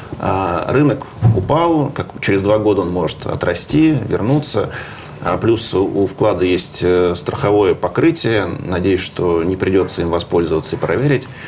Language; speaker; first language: Russian; native; Russian